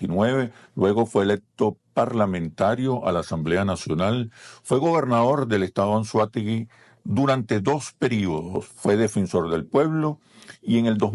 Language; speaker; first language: Spanish; native; Spanish